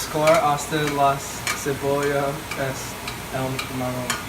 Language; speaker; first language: Spanish; non-native, learner; English